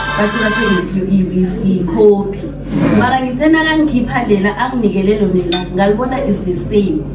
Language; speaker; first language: Zulu; non-native, local second language; South Ndebele